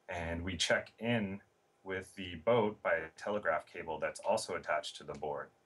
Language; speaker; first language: English; native; English